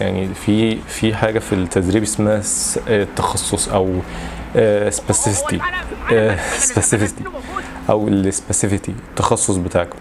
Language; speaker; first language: Arabic; native; Arabic